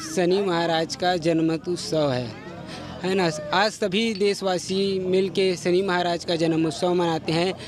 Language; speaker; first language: Hindi; native; Hindi